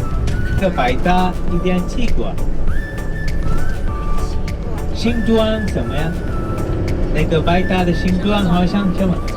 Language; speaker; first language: Chinese; non-native, learner; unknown